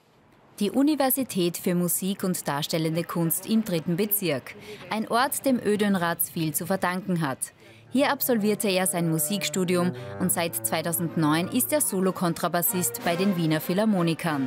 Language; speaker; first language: German; native; German